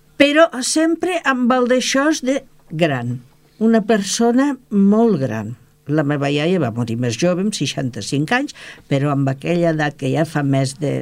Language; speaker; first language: Catalan; native; Catalan